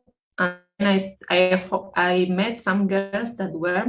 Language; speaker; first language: English; non-native, fluent; Spanish